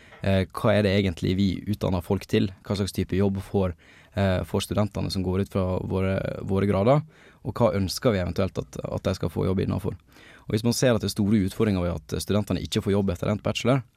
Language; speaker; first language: Norwegian; native; Norwegian